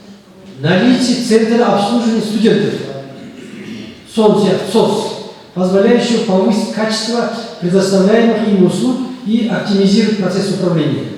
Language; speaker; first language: Russian; non-native, local second language; Kazakh